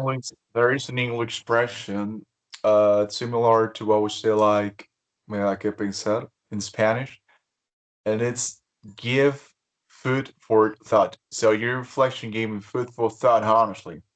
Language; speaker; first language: English; non-native, fluent; Spanish